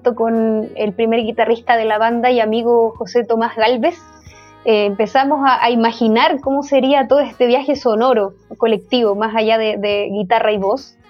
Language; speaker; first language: Spanish; native; Spanish